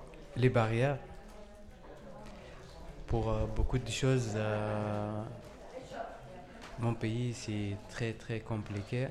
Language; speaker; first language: French; non-native, learner; Arabic